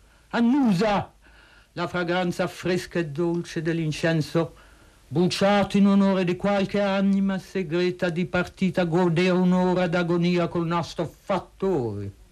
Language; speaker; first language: Italian; early bilingual, heritage; Italian